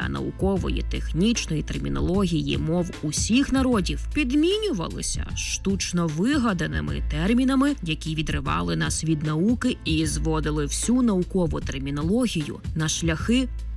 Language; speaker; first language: Ukrainian; native; Ukrainian